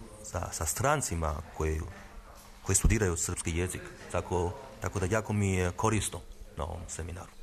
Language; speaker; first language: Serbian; non-native, fluent; Chinese